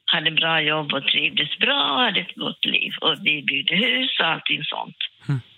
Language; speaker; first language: Swedish; non-native, local second language; Finnish